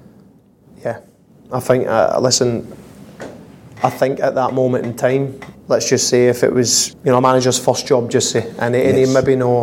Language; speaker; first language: English; native; English